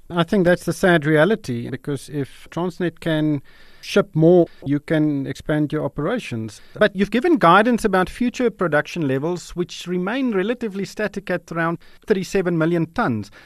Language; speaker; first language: English; non-native, local second language; Afrikaans